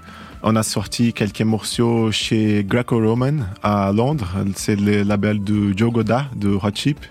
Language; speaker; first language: French; non-native, fluent; Portuguese